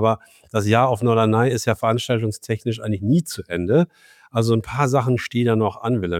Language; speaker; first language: German; native; German